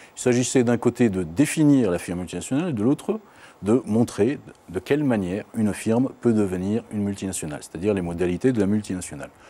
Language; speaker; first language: French; non-native, local second language; Arabic